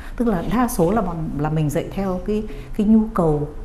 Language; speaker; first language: Vietnamese; native; Vietnamese